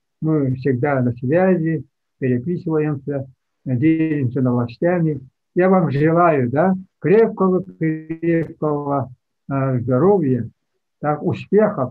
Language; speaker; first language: Russian; non-native, local second language; Yakut